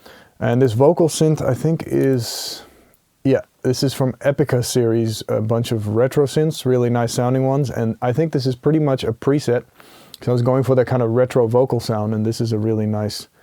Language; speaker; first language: English; non-native, fluent; Dutch